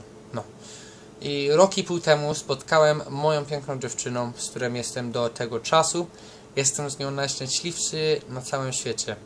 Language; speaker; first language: Polish; early bilingual, heritage; English